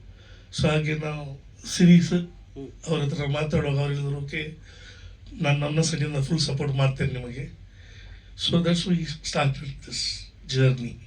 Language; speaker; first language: Kannada; non-native, local second language; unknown